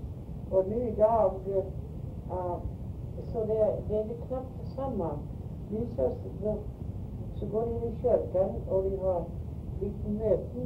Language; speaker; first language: Swedish; early bilingual, heritage; Swedish